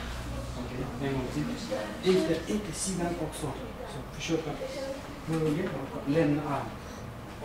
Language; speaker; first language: Swedish; non-native, learner; Russian